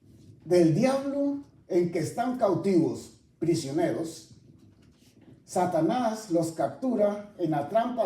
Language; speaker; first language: Spanish; native; Spanish